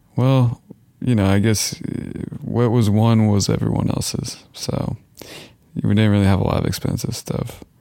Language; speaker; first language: English; native; English